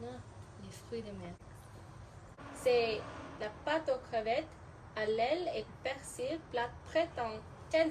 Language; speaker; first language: French; non-native, fluent; English